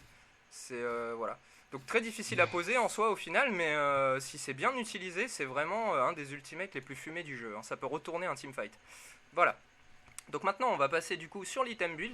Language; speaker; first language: French; native; French